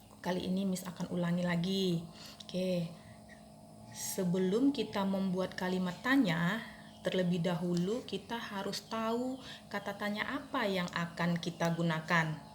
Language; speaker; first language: Indonesian; native; Indonesian